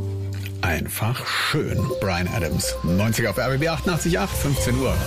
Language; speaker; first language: German; native; German